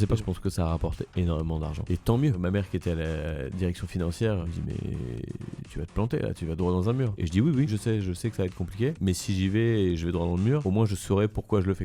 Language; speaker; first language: French; native; French